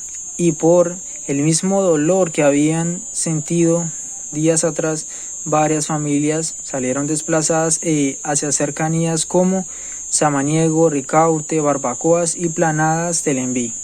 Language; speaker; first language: Spanish; native; Spanish